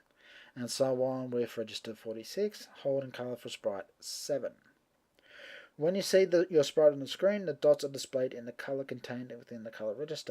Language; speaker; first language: English; native; English